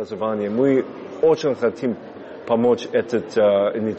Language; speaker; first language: Russian; non-native, learner; Kyrgyz